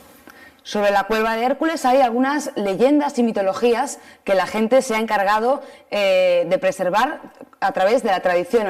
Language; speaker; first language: Spanish; native; Spanish